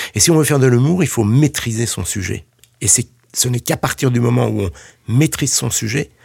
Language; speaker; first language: French; native; French